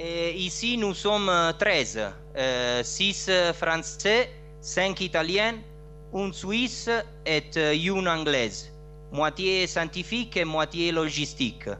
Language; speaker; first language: French; non-native, learner; Italian